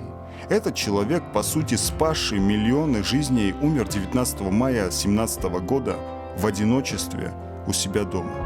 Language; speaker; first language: Russian; native; Russian